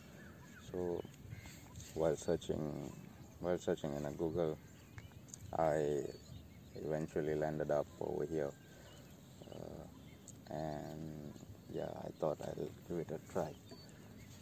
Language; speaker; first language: English; non-native, local second language; Konkani